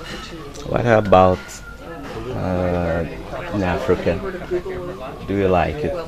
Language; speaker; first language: English; non-native, learner; Portuguese